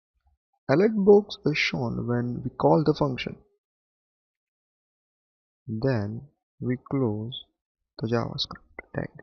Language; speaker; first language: English; non-native, local second language; Gujarati